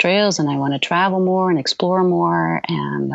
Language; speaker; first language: English; non-native, fluent; Dutch